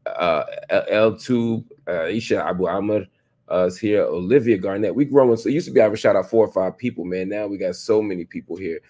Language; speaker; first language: English; native; English